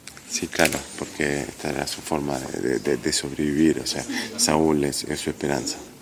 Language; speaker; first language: Spanish; native; Spanish